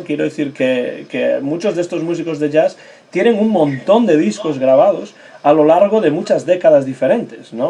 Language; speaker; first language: Spanish; native; Spanish